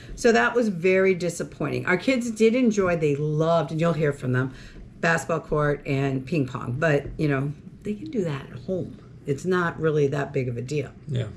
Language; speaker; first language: English; native; English